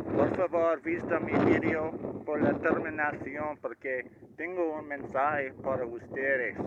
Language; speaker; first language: Spanish; non-native, learner; English